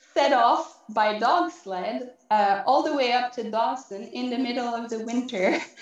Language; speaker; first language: English; non-native, fluent; French